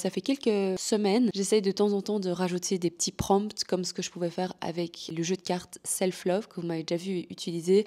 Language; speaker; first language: French; native; French